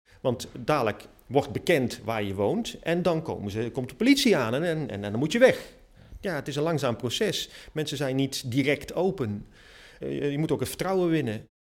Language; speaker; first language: Dutch; native; Dutch